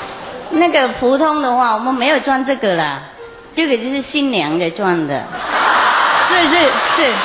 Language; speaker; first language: Chinese; non-native, fluent; Vietnamese